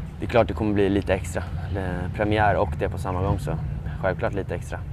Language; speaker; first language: Swedish; native; Swedish